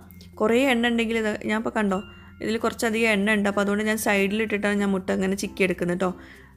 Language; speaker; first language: Malayalam; native; Malayalam